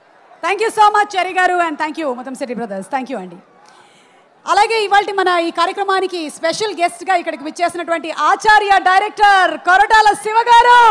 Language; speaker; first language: Telugu; native; Telugu